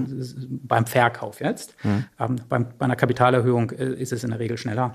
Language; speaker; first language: German; native; German